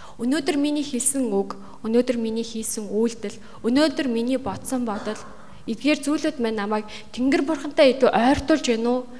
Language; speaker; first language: Mongolian; native; Mongolian